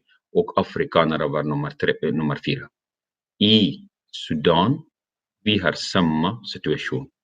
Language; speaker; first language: Norwegian; non-native, learner; Arabic